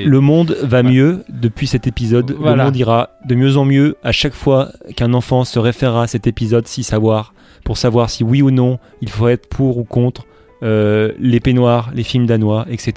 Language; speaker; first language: French; native; French